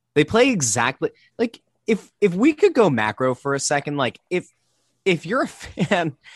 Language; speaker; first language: English; native; English